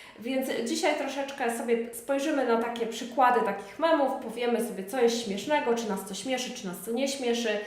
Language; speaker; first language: Polish; native; Polish